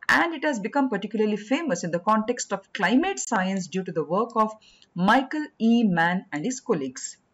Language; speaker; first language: English; non-native, local second language; Kannada